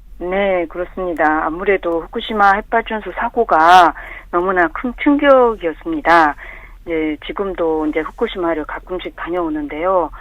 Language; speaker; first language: Korean; non-native, fluent; Japanese